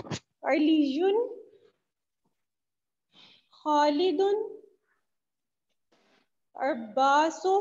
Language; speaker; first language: Arabic; non-native, learner; Urdu